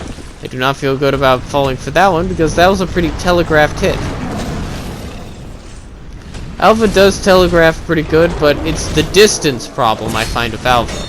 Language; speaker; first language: English; native; English